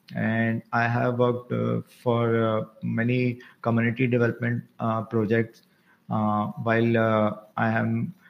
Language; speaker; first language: English; non-native, local second language; Punjabi